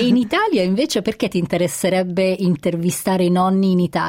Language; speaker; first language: Italian; native; Italian